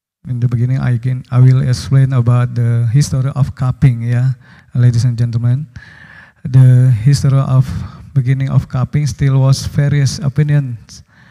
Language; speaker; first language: English; non-native, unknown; Indonesian